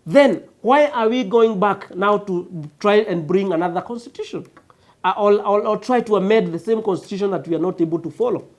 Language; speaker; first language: English; non-native, local second language; Kikuyu